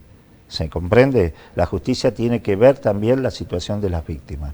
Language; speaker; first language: Spanish; native; Spanish